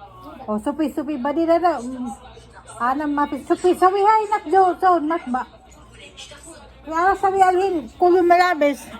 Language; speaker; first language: Arabic; non-native, learner; Filipino